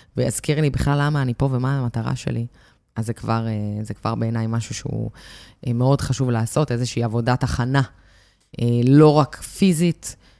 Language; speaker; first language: Hebrew; native; Hebrew